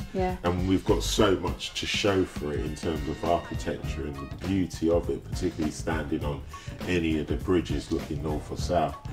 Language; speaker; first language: English; native; English